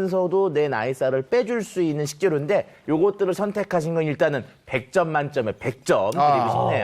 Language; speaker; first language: Korean; native; Korean